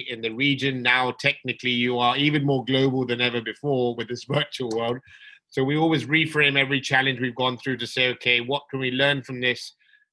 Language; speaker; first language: English; native; English